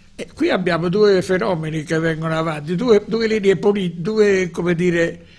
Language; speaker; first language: Italian; native; Italian